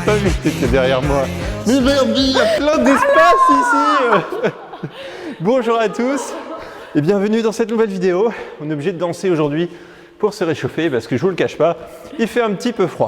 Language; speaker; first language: French; native; French